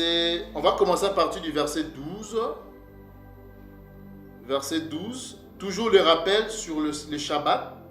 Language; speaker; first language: French; non-native, local second language; Kongo